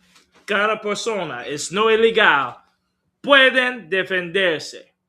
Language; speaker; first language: Spanish; non-native, learner; English